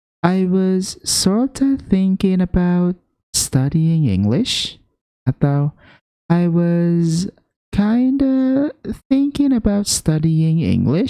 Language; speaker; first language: English; non-native, fluent; Indonesian